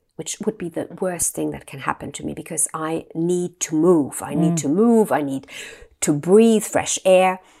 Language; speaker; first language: English; non-native, fluent; German